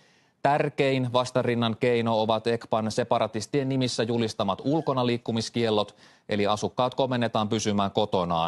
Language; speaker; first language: Finnish; native; Finnish